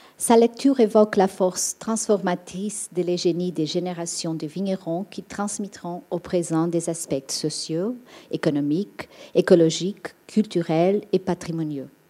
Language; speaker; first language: French; non-native, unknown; Portuguese